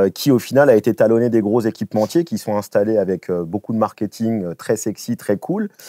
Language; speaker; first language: French; native; French